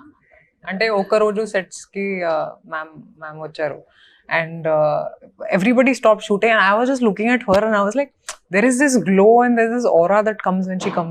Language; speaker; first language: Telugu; non-native, fluent; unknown